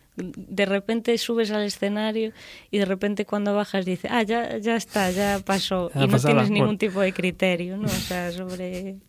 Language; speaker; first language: Spanish; native; Spanish